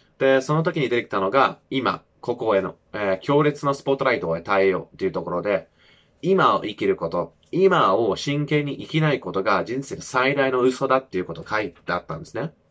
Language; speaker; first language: Japanese; non-native, fluent; English